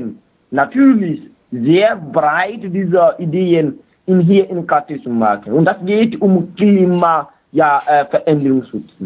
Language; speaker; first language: German; non-native, fluent; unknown